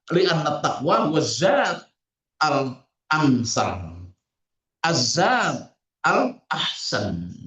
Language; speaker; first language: Arabic; non-native, fluent; Indonesian